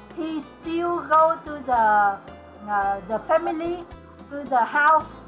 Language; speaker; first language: English; non-native, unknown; Vietnamese